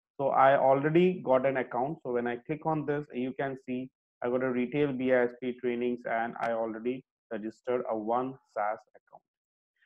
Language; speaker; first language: English; non-native, local second language; Hindi